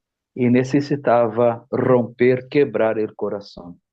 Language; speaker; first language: Spanish; non-native, fluent; Portuguese